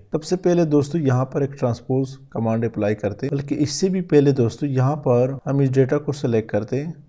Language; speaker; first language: Urdu; native; Urdu